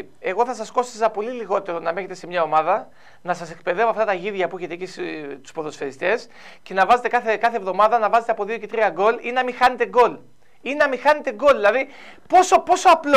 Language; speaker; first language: Greek; native; Greek